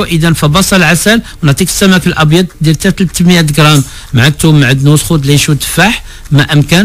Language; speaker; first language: Arabic; native; Arabic